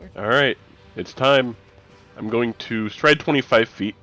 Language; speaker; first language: English; native; English